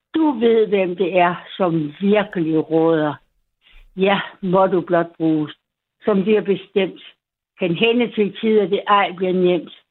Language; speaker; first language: Danish; native; Danish